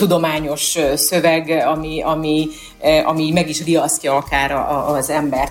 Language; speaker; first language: Hungarian; native; Hungarian